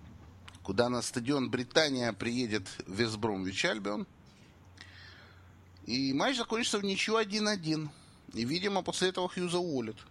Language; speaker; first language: Russian; native; Russian